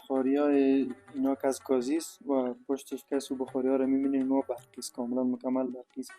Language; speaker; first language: Persian; native; Persian